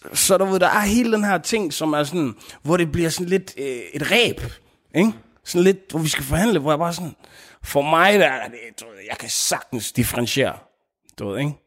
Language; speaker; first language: Danish; early bilingual, other home language; Arabic